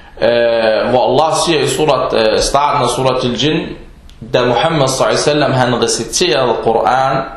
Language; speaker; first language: Danish; non-native, fluent; Arabic